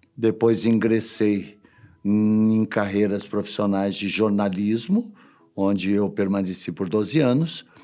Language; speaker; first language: Portuguese; native; Portuguese